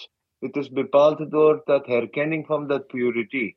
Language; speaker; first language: Dutch; non-native, fluent; Malayalam